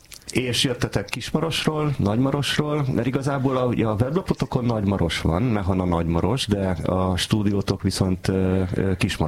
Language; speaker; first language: Hungarian; native; Hungarian